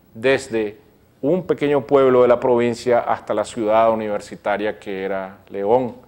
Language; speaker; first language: Spanish; native; Spanish